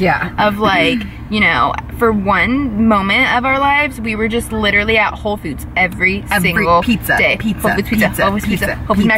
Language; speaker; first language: English; native; English